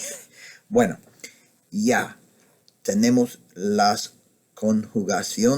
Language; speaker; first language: Spanish; non-native, fluent; English